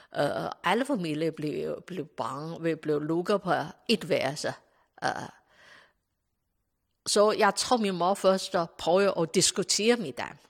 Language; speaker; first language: Danish; non-native, learner; Chinese